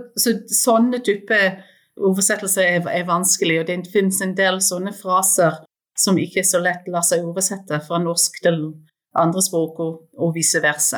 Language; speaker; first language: Norwegian; non-native, fluent; English